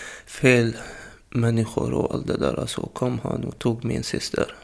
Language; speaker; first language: Swedish; non-native, fluent; Arabic